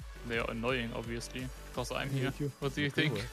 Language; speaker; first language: English; non-native, fluent; German